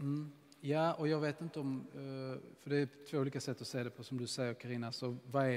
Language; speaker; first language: Swedish; native; Swedish